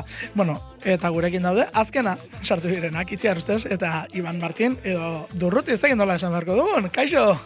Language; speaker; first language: Basque; native; Basque